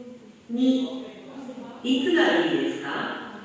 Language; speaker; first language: Japanese; non-native, learner; Indonesian